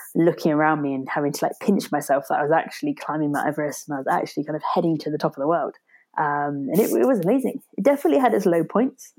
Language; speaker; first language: English; native; English